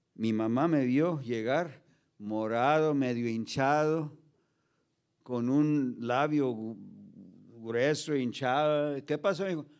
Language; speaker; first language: Spanish; early bilingual, heritage; Spanish